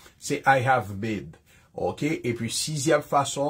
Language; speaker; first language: English; non-native, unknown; Haitian Creole